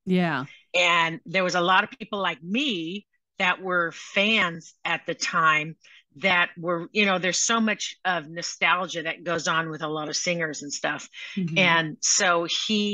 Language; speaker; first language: English; native; English